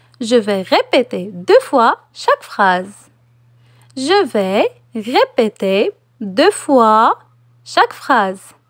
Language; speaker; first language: French; non-native, local second language; Arabic